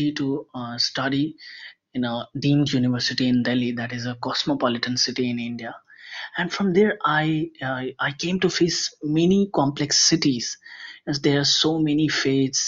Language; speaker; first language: English; non-native, local second language; Hindi